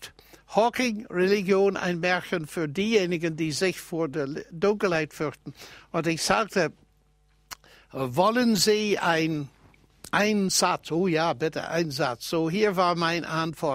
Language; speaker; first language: German; non-native, fluent; English